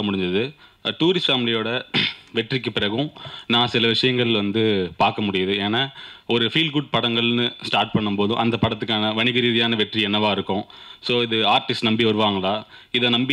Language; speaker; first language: Tamil; native; Tamil